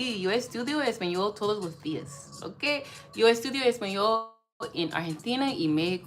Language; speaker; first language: Spanish; non-native, learner; English